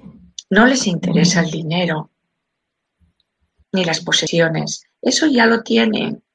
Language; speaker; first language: Spanish; native; Spanish